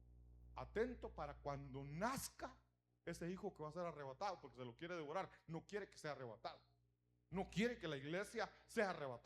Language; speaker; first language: Spanish; native; Spanish